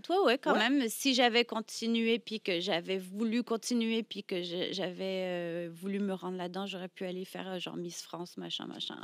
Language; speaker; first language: French; native; French